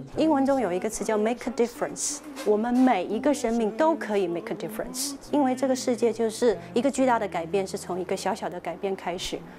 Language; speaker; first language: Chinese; native; Chinese